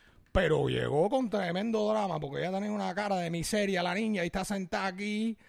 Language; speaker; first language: Spanish; early bilingual, heritage; Spanish